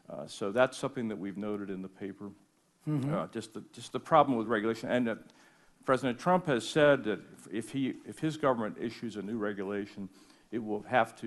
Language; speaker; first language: English; native; English